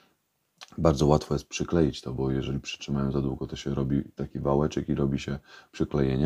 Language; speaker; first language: Polish; native; Polish